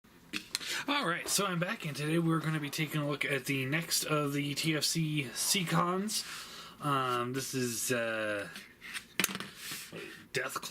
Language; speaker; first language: English; native; English